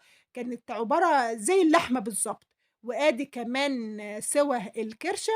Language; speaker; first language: Arabic; native; Arabic